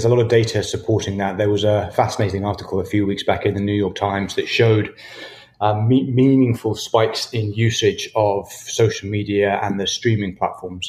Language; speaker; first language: English; native; English